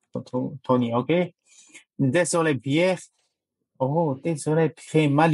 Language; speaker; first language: French; non-native, learner; Chinese